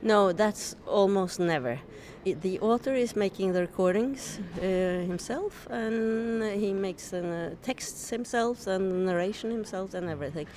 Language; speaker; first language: English; non-native, fluent; Norwegian